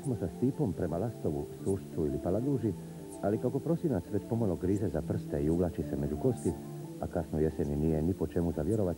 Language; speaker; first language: Croatian; native; Croatian